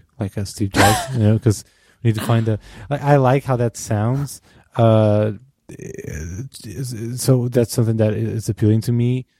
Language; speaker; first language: English; non-native, fluent; Portuguese